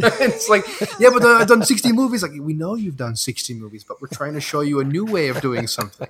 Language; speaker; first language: English; non-native, fluent; French